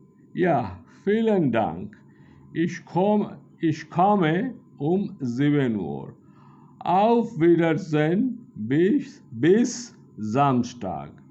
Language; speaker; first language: German; non-native, fluent; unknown